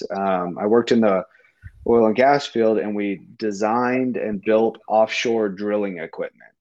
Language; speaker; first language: English; native; English